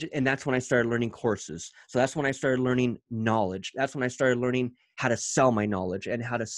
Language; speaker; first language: English; native; English